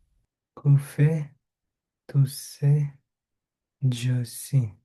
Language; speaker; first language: French; non-native, learner; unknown